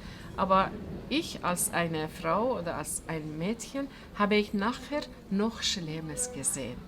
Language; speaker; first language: German; non-native, fluent; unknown